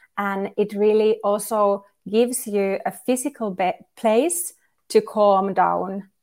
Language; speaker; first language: English; non-native, fluent; Finnish